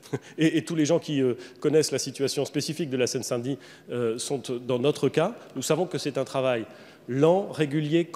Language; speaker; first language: French; native; French